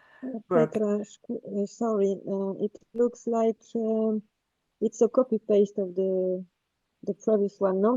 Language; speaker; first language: English; non-native, fluent; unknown